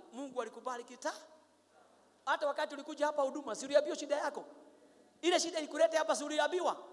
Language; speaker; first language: Swahili; non-native, local second language; Kikuyu